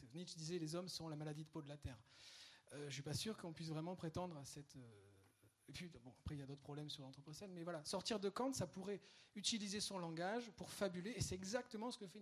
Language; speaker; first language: French; native; French